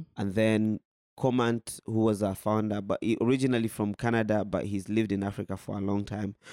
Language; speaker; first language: English; non-native, local second language; Ganda